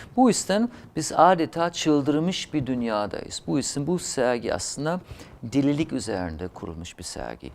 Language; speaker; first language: Turkish; non-native, fluent; German